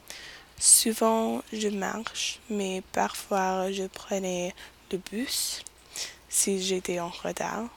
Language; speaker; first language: French; non-native, learner; English